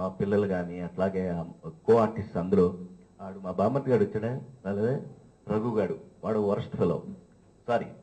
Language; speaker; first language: Telugu; native; Telugu